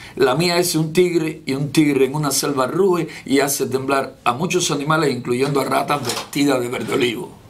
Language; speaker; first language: Spanish; native; Spanish